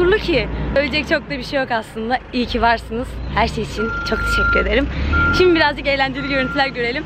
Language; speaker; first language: Turkish; native; Turkish